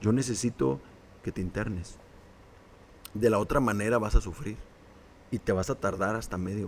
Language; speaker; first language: Spanish; native; Spanish